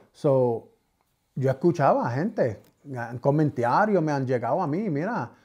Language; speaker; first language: Spanish; early bilingual, heritage; Spanish